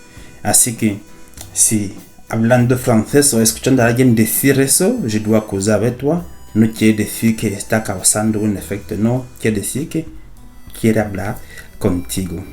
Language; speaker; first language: Spanish; non-native, fluent; French